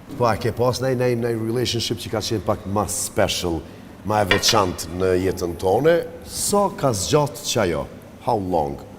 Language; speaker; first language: Albanian; native; Albanian